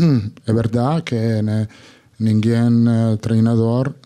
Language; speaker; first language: Portuguese; non-native, learner; Italian